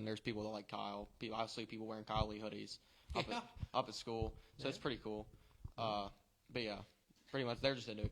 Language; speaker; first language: English; native; English